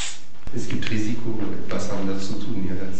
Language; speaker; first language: German; non-native, fluent; French